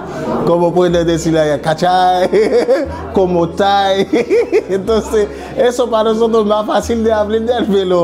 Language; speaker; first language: Spanish; non-native, fluent; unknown